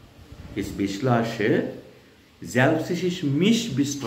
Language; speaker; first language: German; non-native, learner; Telugu